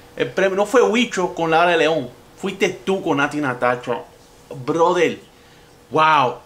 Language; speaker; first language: Spanish; native; Spanish